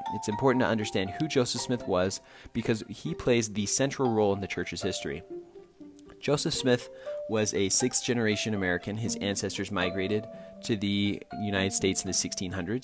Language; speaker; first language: English; native; English